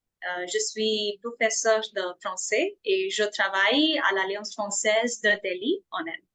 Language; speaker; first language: French; non-native, fluent; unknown